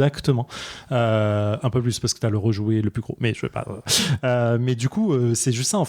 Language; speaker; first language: French; native; French